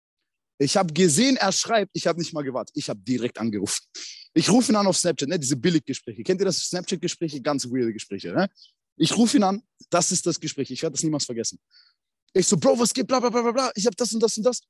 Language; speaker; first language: German; native; German